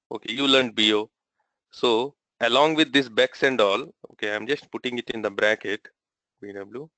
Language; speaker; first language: English; non-native, local second language; Telugu